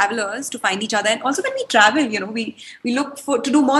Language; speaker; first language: English; non-native, local second language; Hindi